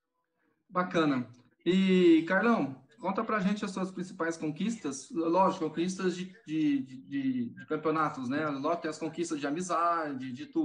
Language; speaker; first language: Portuguese; native; Portuguese